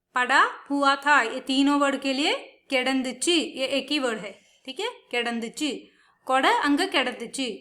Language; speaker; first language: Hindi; non-native, local second language; Tamil